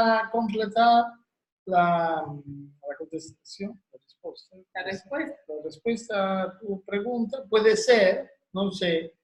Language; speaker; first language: Spanish; non-native, learner; Italian